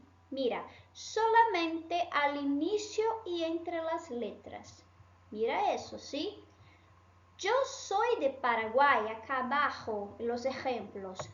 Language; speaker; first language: Spanish; non-native, fluent; Portuguese